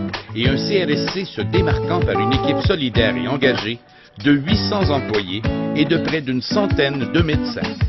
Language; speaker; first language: French; native; French